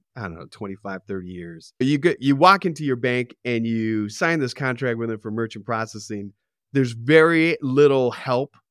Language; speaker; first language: English; native; English